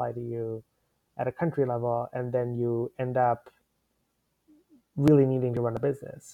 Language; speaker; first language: English; non-native, local second language; Hindi